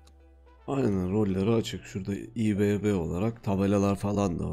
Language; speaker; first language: Turkish; native; Turkish